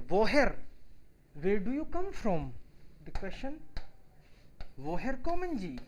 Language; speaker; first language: Hindi; native; Hindi